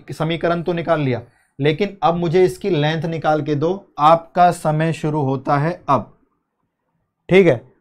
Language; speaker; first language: Hindi; native; Hindi